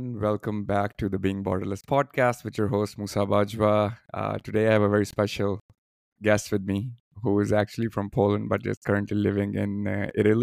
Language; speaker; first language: English; non-native, local second language; Urdu